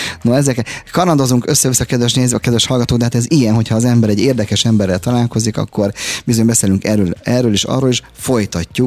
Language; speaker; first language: Hungarian; native; Hungarian